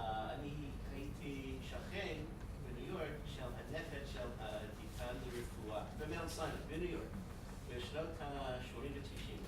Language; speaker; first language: Hebrew; non-native, fluent; English